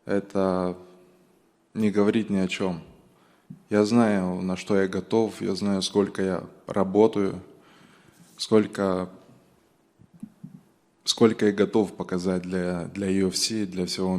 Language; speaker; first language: Russian; non-native, local second language; Romanian